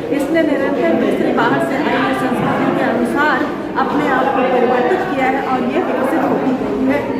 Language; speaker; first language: Hindi; native; Hindi